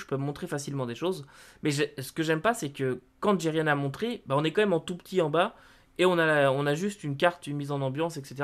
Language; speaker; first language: French; native; French